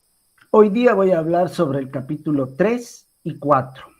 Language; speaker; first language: Spanish; native; Spanish